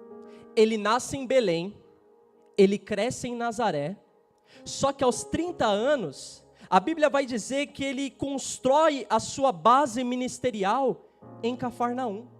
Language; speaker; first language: Portuguese; native; Portuguese